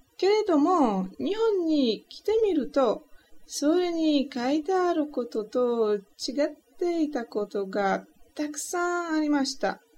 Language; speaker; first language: Japanese; non-native, learner; Polish